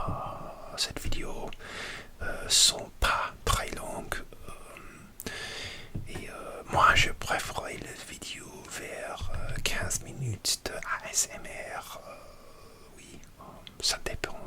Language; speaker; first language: French; non-native, learner; English